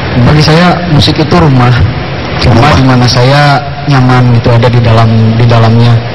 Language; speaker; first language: Indonesian; native; Indonesian